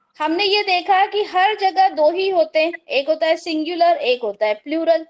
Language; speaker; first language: Urdu; native; Urdu